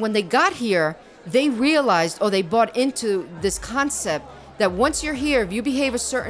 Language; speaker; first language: English; early bilingual, other home language; Spanish